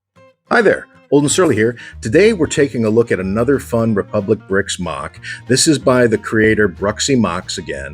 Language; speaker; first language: English; native; English